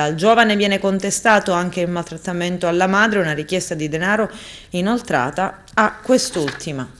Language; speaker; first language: Italian; native; Italian